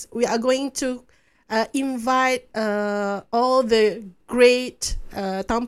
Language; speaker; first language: English; non-native, local second language; Malay